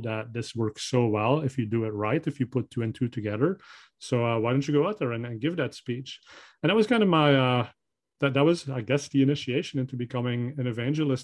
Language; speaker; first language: English; non-native, fluent; Dutch